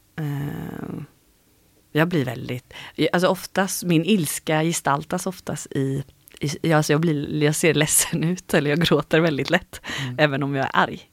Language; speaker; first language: Swedish; native; Swedish